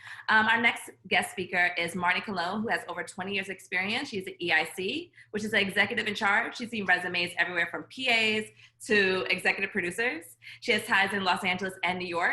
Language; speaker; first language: English; native; English